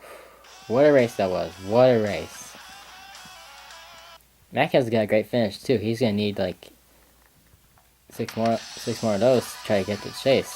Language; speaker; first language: English; native; English